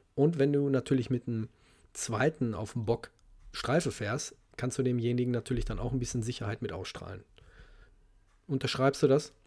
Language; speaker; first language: German; native; German